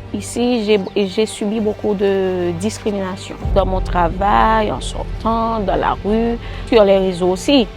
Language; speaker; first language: French; non-native, local second language; Haitian Creole